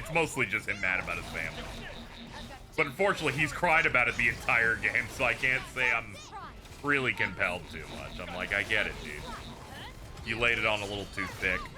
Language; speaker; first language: English; native; English